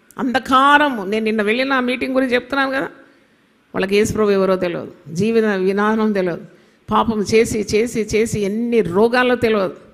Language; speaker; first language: Telugu; non-native, local second language; Malayalam